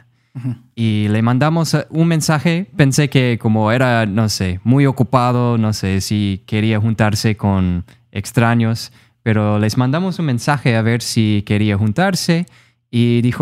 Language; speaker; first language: Spanish; non-native, fluent; English